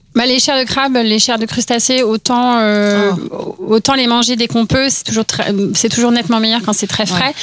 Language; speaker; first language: French; native; French